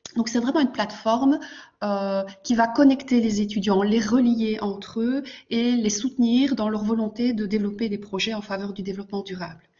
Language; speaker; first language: French; native; French